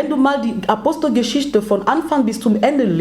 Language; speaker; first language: German; non-native, learner; French